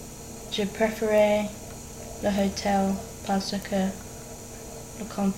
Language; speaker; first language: French; non-native, learner; English